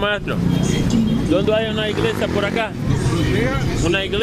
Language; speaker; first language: Spanish; non-native, learner; Portuguese